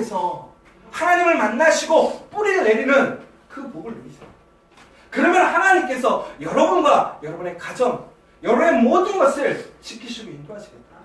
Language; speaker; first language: Korean; native; Korean